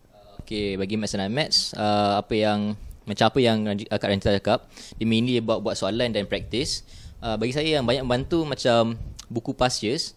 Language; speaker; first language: Malay; native; Malay